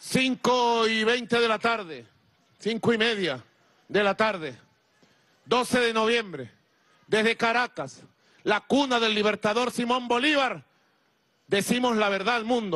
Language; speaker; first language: Spanish; native; Spanish